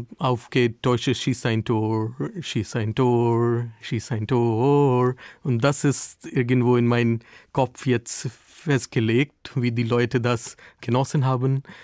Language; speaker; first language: German; non-native, learner; Hindi